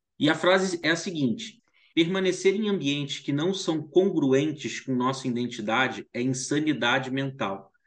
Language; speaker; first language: Portuguese; native; Portuguese